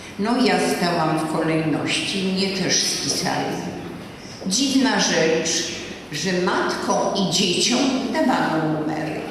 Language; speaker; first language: Polish; native; Polish